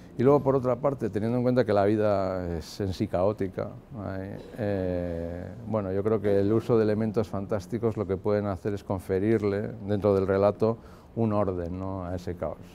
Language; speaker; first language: Spanish; native; Spanish